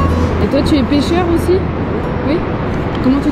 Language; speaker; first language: French; native; French